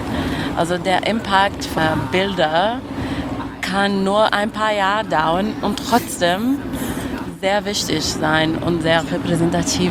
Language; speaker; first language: German; non-native, fluent; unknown